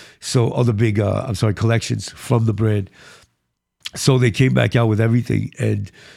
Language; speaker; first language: English; early bilingual, other home language; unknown